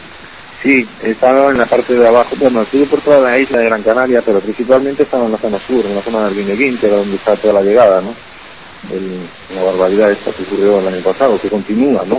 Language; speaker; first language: Spanish; native; Spanish